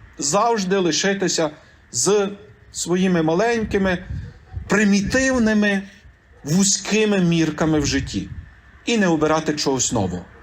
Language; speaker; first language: Ukrainian; native; Ukrainian